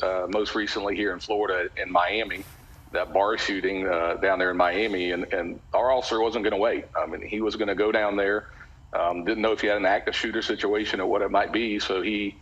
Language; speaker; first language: English; native; English